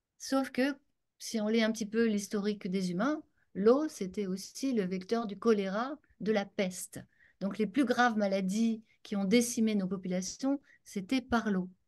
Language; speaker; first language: French; native; French